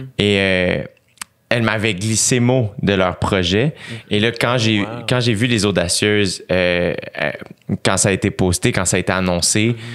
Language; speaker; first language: French; native; French